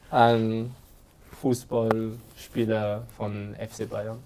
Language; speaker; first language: German; non-native, learner; French